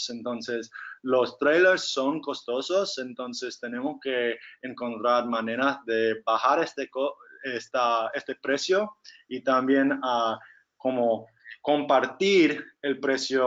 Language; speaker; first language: Spanish; non-native, fluent; English